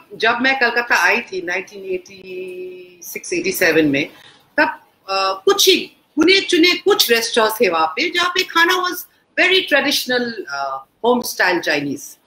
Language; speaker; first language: Hindi; non-native, local second language; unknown